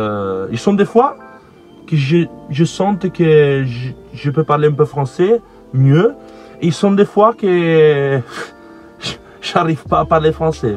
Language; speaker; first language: French; non-native, learner; Italian